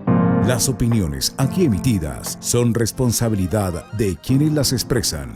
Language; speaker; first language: Spanish; native; Spanish